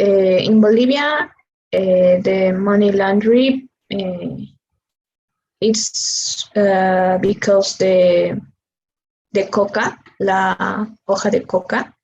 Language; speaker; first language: English; non-native, learner; Spanish